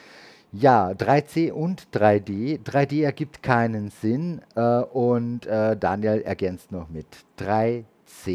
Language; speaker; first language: German; native; German